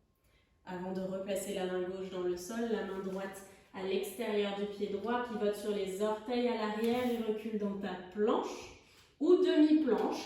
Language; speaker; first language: French; native; French